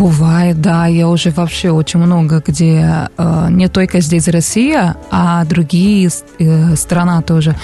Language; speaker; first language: Russian; non-native, learner; Portuguese